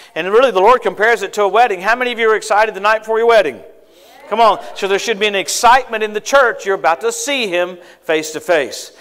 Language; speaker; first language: English; native; English